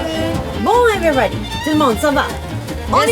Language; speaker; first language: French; non-native, learner; Japanese